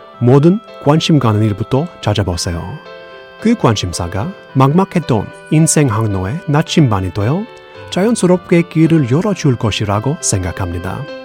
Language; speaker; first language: Korean; non-native, fluent; English